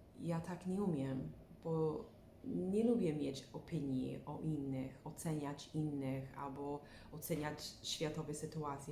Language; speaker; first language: Polish; non-native, learner; English